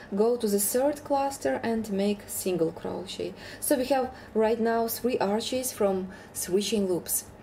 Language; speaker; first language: English; non-native, fluent; Ukrainian